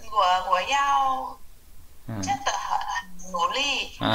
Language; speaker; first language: Chinese; non-native, learner; Vietnamese